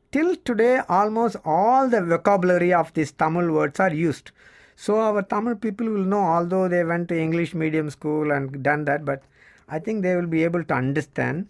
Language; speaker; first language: English; non-native, local second language; Tamil